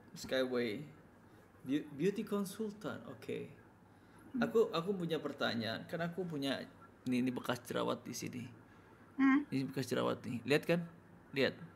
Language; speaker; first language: Indonesian; native; Indonesian